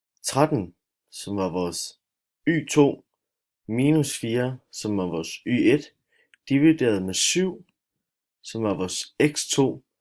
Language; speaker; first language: Danish; native; Danish